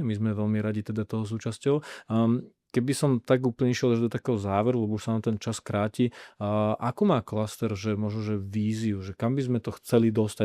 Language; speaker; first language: Slovak; native; Slovak